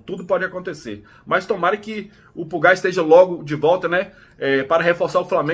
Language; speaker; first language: Portuguese; native; Portuguese